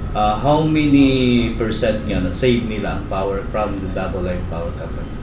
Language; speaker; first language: Cebuano; native; Cebuano